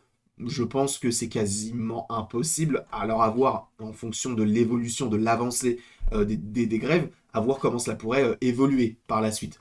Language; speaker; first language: French; native; French